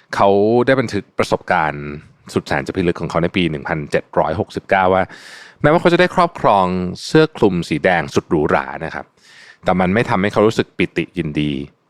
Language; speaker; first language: Thai; native; Thai